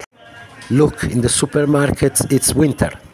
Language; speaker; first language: English; non-native, learner; Spanish